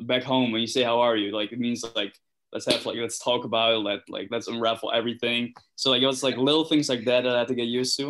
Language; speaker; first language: English; non-native, fluent; Dutch